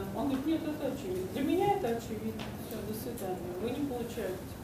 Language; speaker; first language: Russian; native; Russian